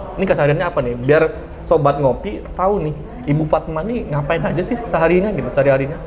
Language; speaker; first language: Indonesian; native; Indonesian